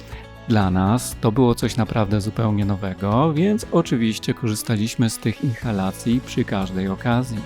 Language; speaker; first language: Polish; native; Polish